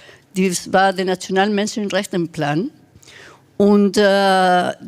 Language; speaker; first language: German; non-native, fluent; Spanish